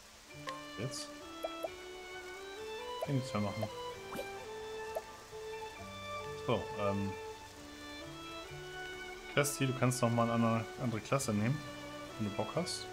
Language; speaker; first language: German; native; German